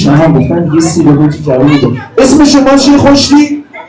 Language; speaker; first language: Persian; native; Persian